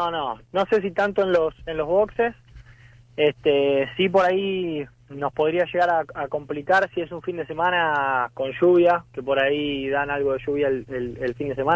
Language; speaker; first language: Spanish; native; Spanish